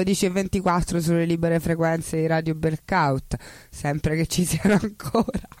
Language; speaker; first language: Italian; native; Italian